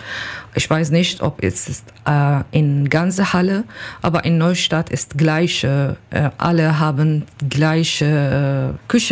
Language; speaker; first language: German; non-native, learner; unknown